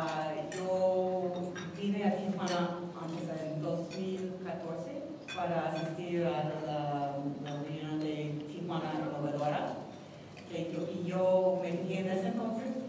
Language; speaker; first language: Spanish; non-native, fluent; English